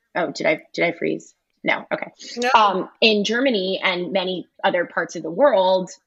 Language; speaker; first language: English; native; English